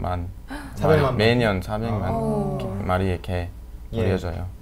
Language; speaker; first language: Korean; non-native, fluent; English